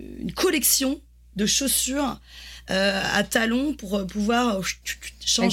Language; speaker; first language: French; native; French